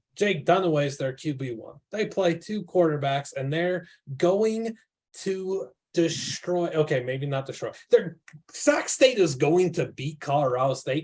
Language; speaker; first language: English; native; English